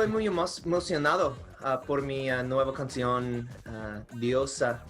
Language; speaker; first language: Spanish; non-native, learner; English